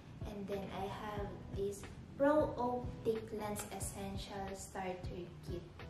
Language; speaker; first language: English; non-native, local second language; Filipino